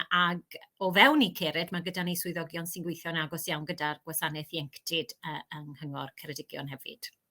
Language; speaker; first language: Welsh; native; Welsh